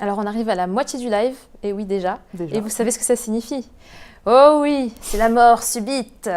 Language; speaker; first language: French; native; French